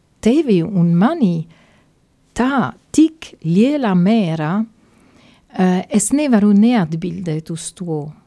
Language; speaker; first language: Latvian; non-native, fluent; Italian